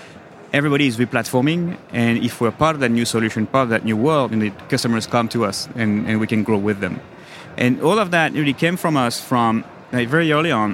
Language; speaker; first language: English; non-native, fluent; French